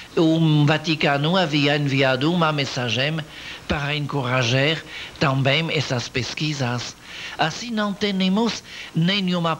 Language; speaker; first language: Portuguese; non-native, learner; French